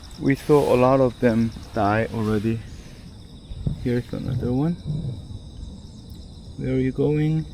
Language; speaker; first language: English; non-native, learner; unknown